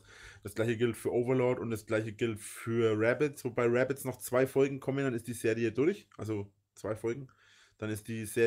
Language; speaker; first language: German; native; German